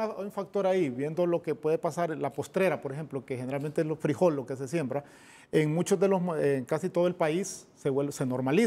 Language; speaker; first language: Spanish; native; Spanish